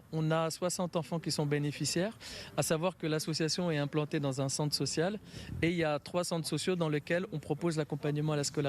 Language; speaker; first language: French; native; French